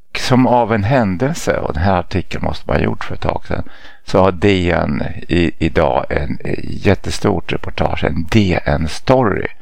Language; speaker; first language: Swedish; early bilingual, other home language; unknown